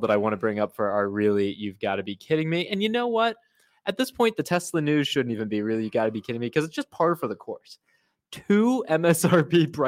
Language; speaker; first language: English; native; English